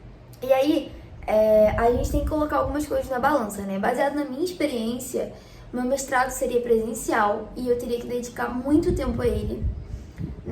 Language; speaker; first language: Portuguese; native; Portuguese